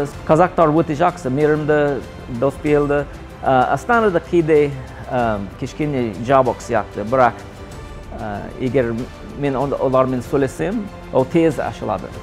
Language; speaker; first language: Kazakh; non-native, learner; English